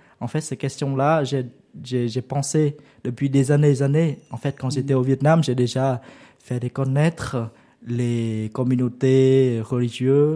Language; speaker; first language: French; non-native, learner; Vietnamese